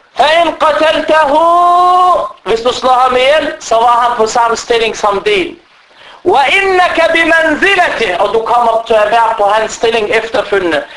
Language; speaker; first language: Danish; early bilingual, other home language; Arabic